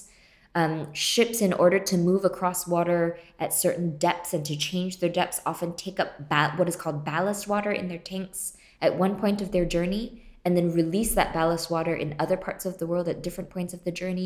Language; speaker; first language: English; native; English